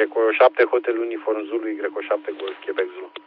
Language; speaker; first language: Romanian; native; Romanian